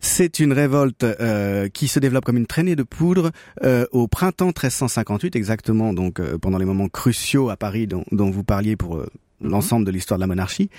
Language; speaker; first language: French; native; French